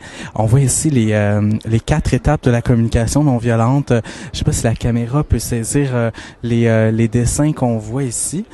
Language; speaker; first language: French; native; French